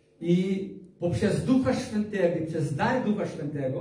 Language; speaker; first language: Polish; non-native, learner; Portuguese